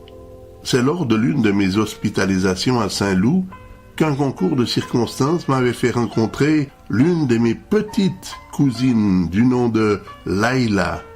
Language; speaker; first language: French; native; French